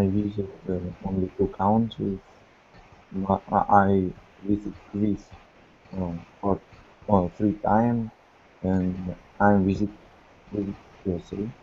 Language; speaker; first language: English; non-native, learner; Russian